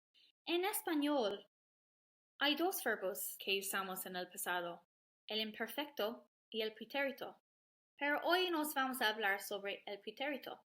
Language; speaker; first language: Spanish; non-native, learner; English